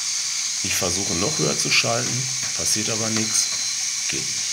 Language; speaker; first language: German; native; German